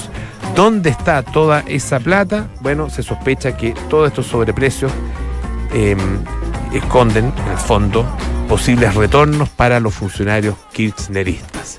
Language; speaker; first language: Spanish; native; Spanish